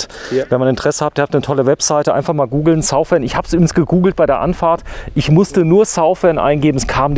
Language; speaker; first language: German; native; German